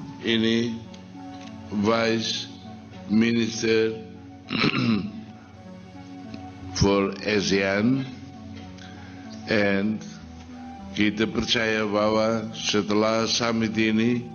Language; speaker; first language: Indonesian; non-native, learner; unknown